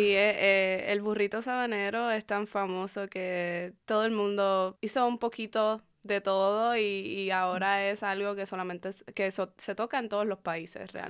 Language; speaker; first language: Spanish; early bilingual, heritage; Spanish